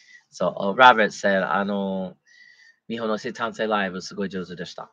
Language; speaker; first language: Japanese; non-native, learner; English